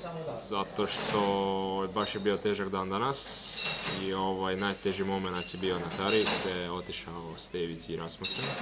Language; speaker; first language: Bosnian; non-native, local second language; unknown